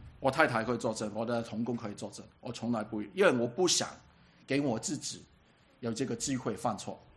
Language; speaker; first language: Chinese; non-native, local second language; Cantonese